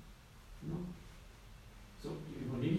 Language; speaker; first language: German; native; German